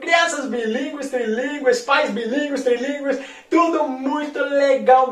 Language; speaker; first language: Portuguese; non-native, fluent; Spanish